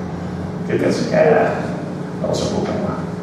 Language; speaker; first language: Spanish; non-native, fluent; English